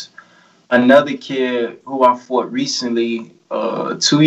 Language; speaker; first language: English; native; English